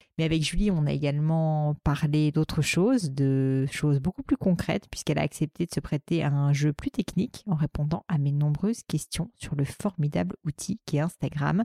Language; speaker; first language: French; native; French